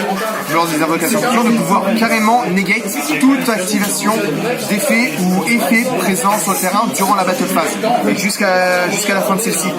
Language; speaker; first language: French; native; French